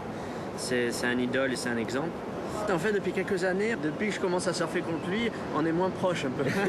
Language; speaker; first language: French; native; French